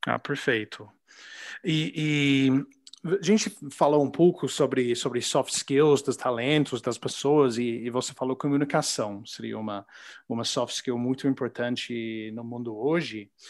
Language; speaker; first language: Portuguese; non-native, learner; English